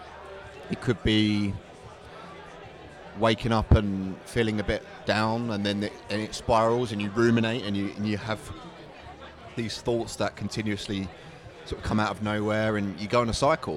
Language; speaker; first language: English; native; English